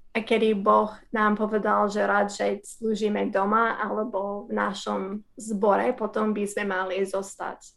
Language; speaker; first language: Slovak; non-native, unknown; English